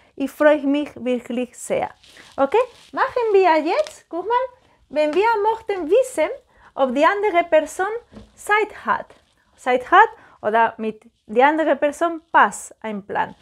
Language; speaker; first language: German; non-native, learner; Spanish